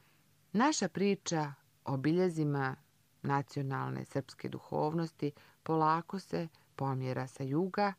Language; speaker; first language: Croatian; native; Croatian